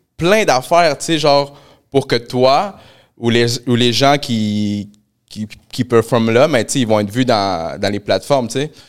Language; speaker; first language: French; early bilingual, other home language; Spanish